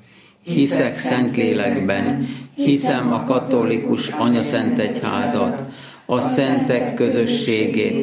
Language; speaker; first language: Hungarian; native; Hungarian